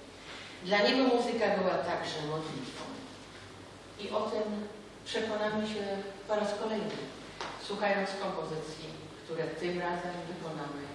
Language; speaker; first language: Polish; native; Polish